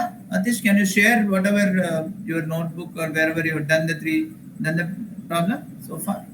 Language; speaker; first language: English; non-native, local second language; Tamil